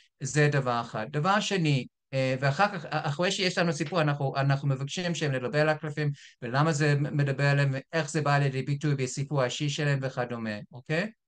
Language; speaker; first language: Hebrew; non-native, fluent; English